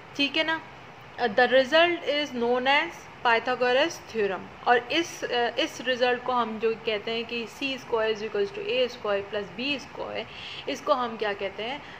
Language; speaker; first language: Urdu; native; Urdu